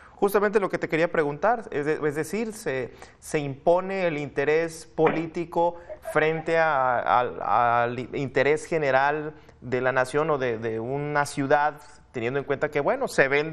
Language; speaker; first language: Spanish; native; Spanish